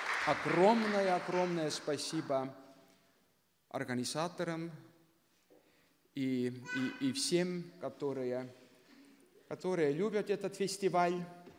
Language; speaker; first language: Russian; non-native, local second language; Estonian